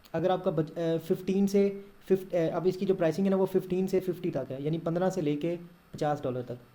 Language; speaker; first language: Urdu; non-native, local second language; Punjabi